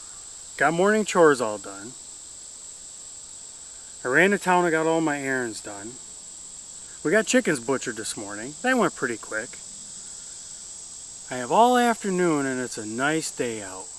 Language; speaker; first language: English; native; English